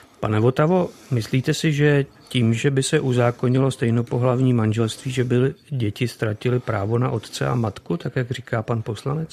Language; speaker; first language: Czech; native; Czech